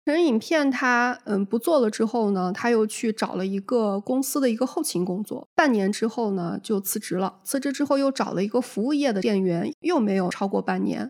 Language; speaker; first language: Chinese; native; Chinese